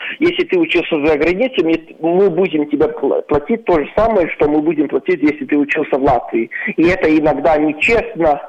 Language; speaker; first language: Russian; non-native, local second language; Latvian